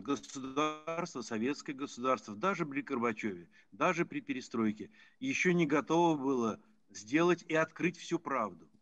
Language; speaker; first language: Russian; native; Russian